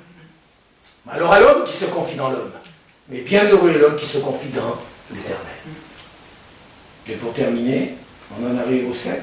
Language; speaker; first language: French; native; French